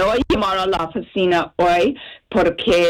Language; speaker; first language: Spanish; non-native, fluent; English